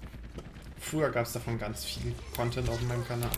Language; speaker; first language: German; native; German